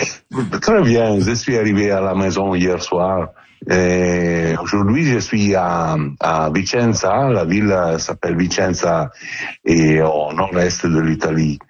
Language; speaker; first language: French; non-native, learner; Italian